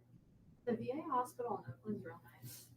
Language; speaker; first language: English; native; English